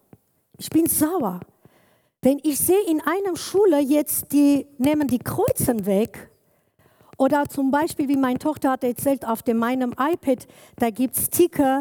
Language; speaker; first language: German; non-native, learner; Kurdish